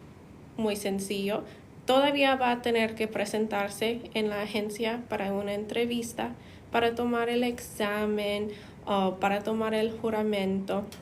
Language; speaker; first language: Spanish; non-native, fluent; English